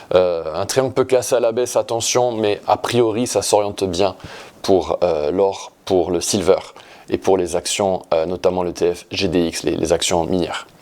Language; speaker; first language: French; native; French